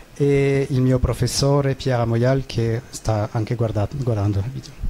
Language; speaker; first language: Italian; non-native, fluent; French